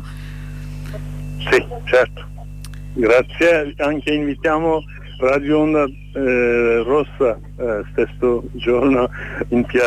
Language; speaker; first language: Italian; non-native, fluent; Kurdish